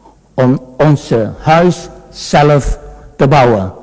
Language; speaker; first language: Dutch; non-native, fluent; Indonesian